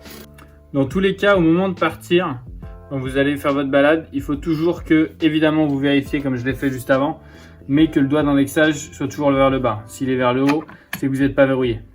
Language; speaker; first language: French; native; French